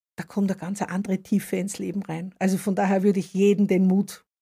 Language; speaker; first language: German; native; German